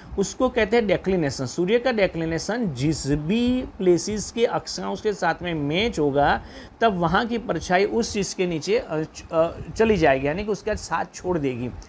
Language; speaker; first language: Hindi; non-native, local second language; Gujarati